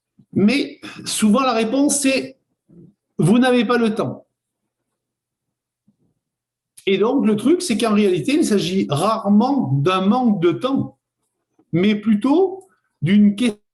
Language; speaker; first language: French; native; French